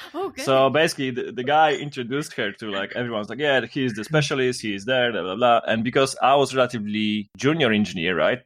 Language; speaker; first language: English; non-native, fluent; Polish